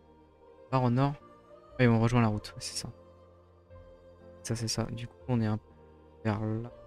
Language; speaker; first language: French; native; French